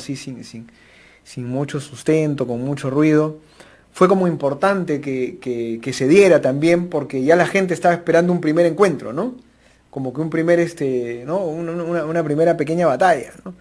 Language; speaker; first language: Spanish; native; Spanish